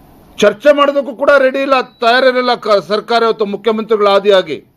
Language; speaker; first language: Kannada; native; Kannada